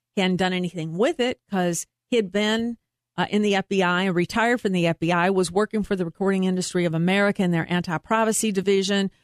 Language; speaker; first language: English; native; English